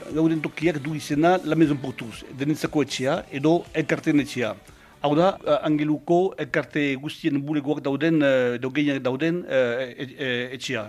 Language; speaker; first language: Basque; non-native, local second language; French